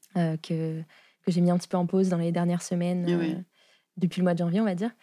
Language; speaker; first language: French; native; French